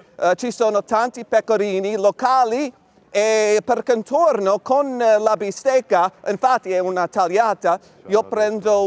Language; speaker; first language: Italian; non-native, learner; English